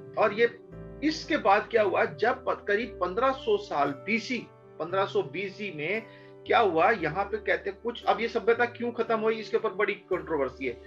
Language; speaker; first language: Hindi; native; Hindi